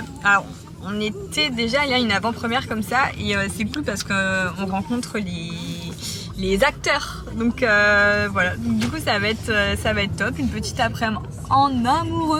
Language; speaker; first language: French; native; French